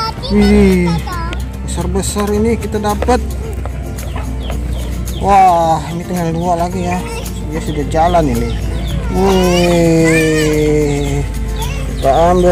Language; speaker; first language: Indonesian; native; Indonesian